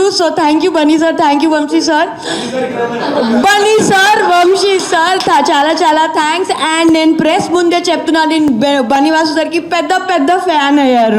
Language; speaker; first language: Telugu; non-native, learner; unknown